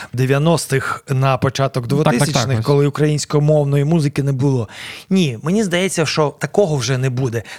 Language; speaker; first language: Ukrainian; non-native, local second language; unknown